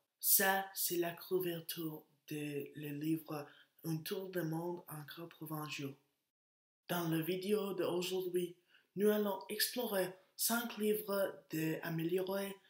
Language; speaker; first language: French; non-native, learner; Spanish